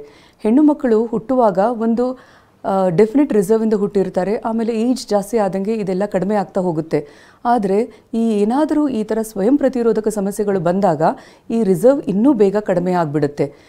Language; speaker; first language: Kannada; native; Kannada